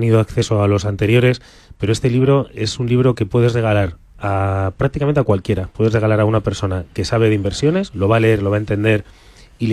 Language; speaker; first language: Spanish; native; Spanish